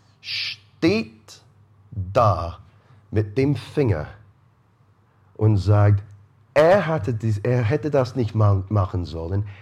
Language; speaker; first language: German; non-native, fluent; English